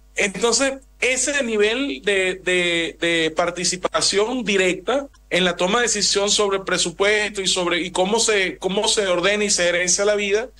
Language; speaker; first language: Spanish; native; Spanish